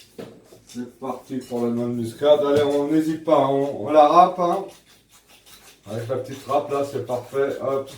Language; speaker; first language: French; native; French